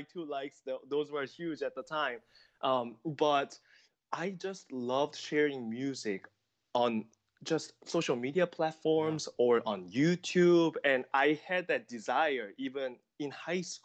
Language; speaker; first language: English; non-native, fluent; Korean